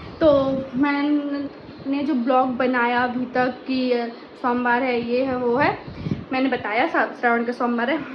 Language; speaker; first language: Hindi; native; Hindi